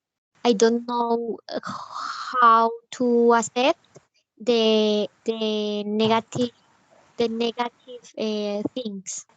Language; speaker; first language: English; non-native, learner; Spanish